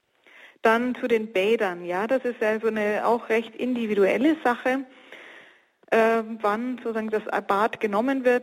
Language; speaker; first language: German; native; German